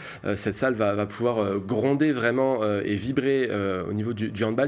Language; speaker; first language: French; native; French